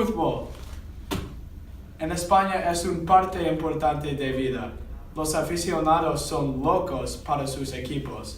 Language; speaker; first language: Spanish; non-native, learner; English